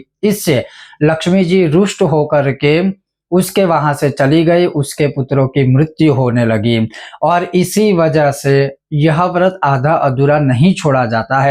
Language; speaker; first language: Hindi; native; Hindi